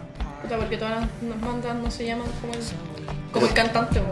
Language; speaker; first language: Spanish; native; Spanish